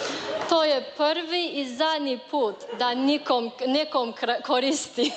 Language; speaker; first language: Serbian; non-native, learner; Chinese